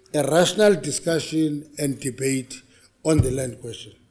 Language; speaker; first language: English; non-native, local second language; Xhosa